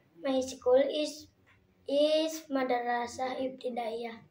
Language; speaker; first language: English; non-native, learner; Indonesian